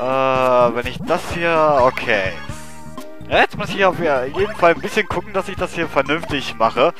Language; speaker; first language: German; native; German